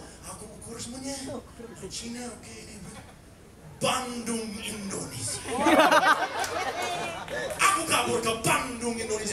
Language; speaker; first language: Indonesian; non-native, fluent; English